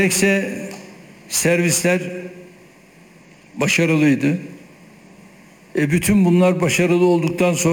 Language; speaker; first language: Turkish; native; Turkish